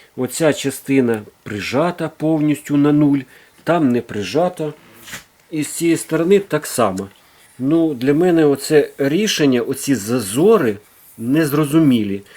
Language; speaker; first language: Ukrainian; non-native, local second language; Russian